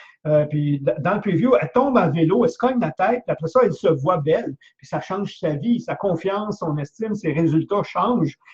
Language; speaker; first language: French; native; French